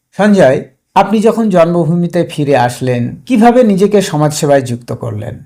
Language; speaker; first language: Bangla; native; Bangla